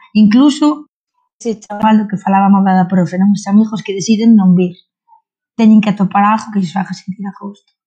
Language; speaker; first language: Galician; non-native, local second language; Spanish